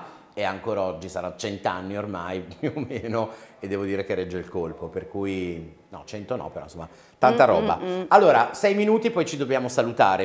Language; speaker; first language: Italian; native; Italian